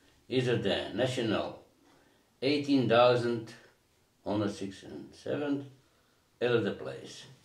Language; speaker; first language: English; non-native, learner; Dutch